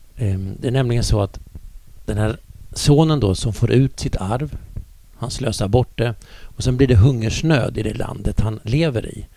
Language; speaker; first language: Swedish; native; Swedish